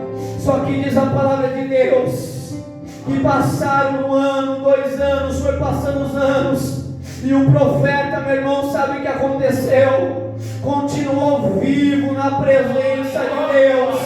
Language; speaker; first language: Portuguese; native; Portuguese